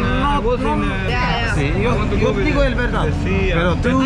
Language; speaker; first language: Spanish; non-native, learner; Swedish